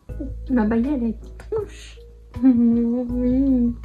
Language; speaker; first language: French; native; French